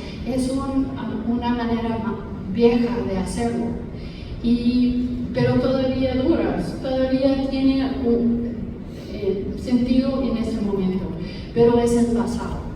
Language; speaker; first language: Spanish; non-native, fluent; English